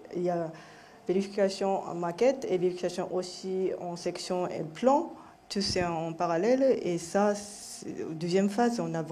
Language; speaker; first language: French; non-native, fluent; Japanese